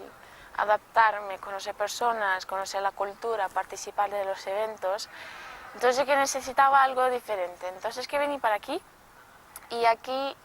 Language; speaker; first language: Spanish; non-native, local second language; Portuguese